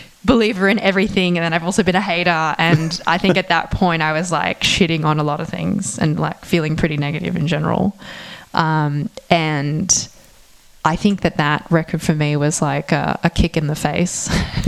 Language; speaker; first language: English; native; English